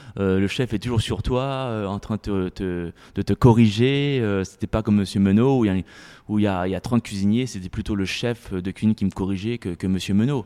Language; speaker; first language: French; native; French